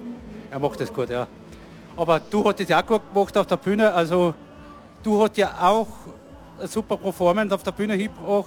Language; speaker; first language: German; native; German